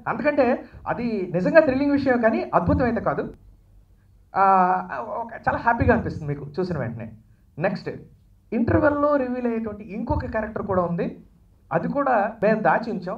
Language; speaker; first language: Telugu; native; Telugu